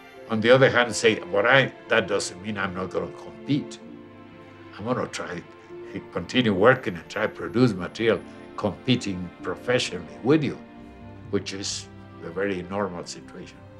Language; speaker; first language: English; non-native, fluent; Spanish